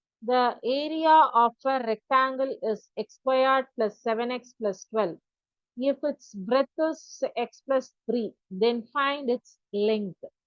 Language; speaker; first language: English; non-native, local second language; Tamil